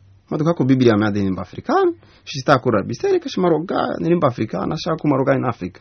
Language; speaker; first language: Romanian; non-native, learner; Rundi